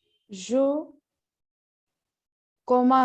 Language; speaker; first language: French; non-native, learner; Bangla